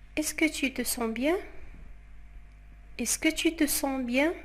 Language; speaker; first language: French; non-native, fluent; Arabic